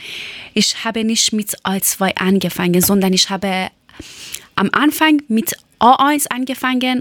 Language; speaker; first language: German; non-native, learner; Persian